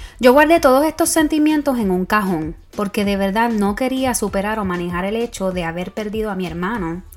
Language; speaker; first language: Spanish; native; Spanish